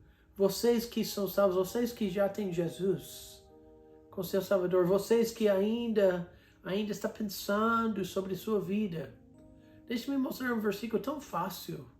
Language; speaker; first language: Portuguese; non-native, fluent; English